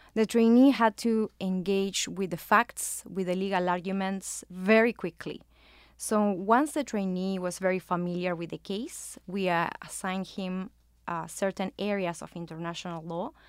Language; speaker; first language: English; non-native, fluent; Spanish